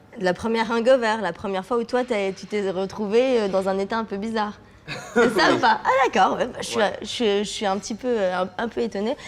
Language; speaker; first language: French; native; French